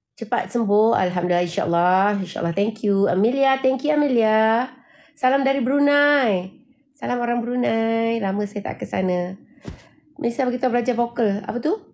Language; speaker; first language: Malay; native; Malay